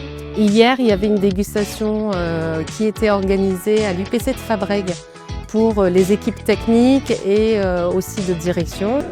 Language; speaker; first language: French; native; French